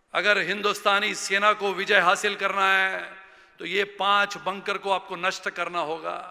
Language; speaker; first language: Hindi; non-native, local second language; Marathi